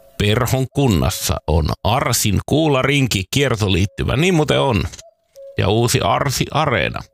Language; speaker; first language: Finnish; native; Finnish